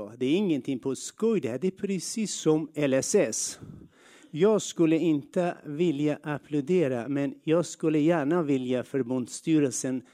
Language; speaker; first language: Swedish; non-native, learner; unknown